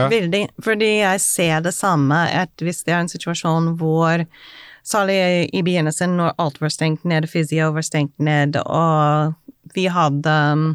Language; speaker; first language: Norwegian; non-native, fluent; English